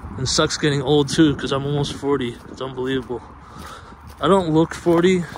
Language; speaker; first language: English; native; English